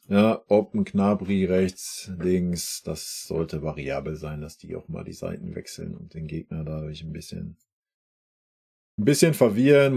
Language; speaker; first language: German; native; German